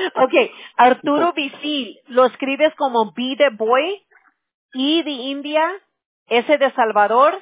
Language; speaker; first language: Spanish; early bilingual, other home language; English